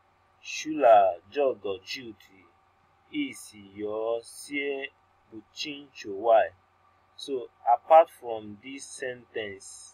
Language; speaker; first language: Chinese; non-native, learner; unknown